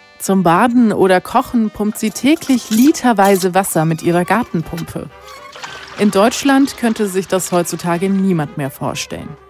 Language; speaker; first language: German; early bilingual, other home language; Romanian